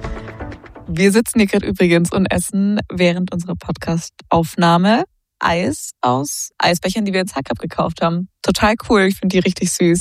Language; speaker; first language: German; native; German